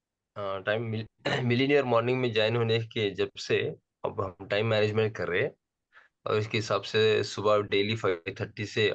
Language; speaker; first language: Hindi; native; Hindi